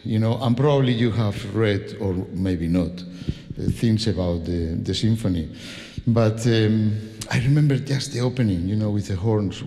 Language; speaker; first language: English; non-native, fluent; Spanish